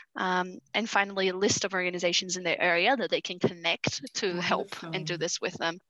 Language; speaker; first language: English; early bilingual, other home language; Portuguese